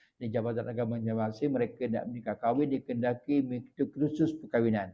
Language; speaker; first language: Malay; native; Malay